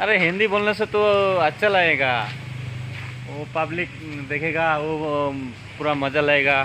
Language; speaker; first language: Hindi; non-native, learner; Bangla